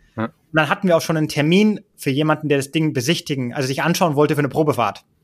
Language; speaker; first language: German; early bilingual, heritage; German